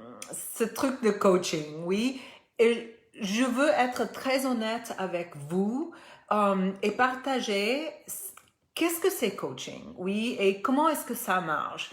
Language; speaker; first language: French; non-native, fluent; Spanish